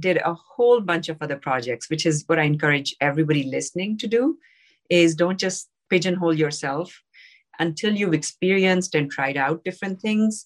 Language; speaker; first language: English; non-native, local second language; Urdu